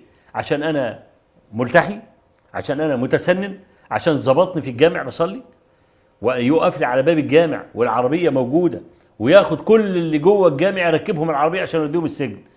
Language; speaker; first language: Arabic; native; Arabic